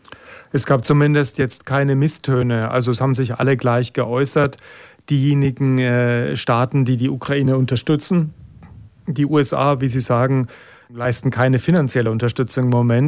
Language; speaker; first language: German; native; German